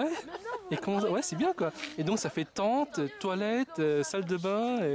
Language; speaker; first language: French; native; French